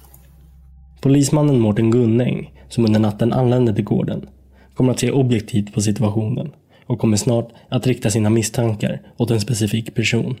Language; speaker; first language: Swedish; native; Swedish